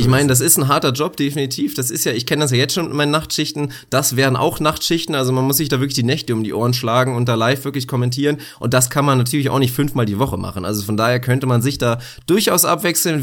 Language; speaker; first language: German; native; German